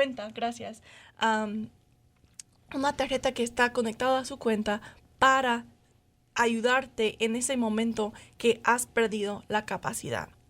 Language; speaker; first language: Spanish; non-native, fluent; English